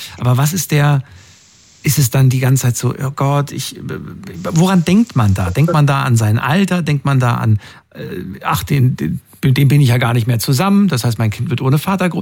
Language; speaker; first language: German; native; German